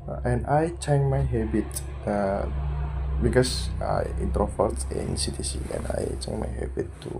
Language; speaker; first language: English; non-native, learner; Indonesian